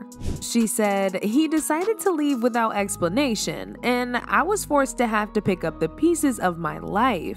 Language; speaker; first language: English; native; English